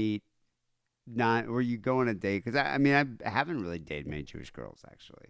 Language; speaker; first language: English; native; English